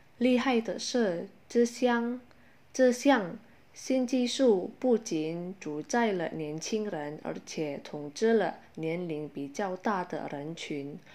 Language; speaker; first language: Chinese; non-native, fluent; Indonesian